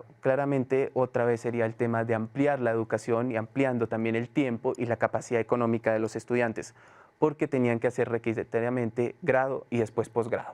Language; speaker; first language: Spanish; native; Spanish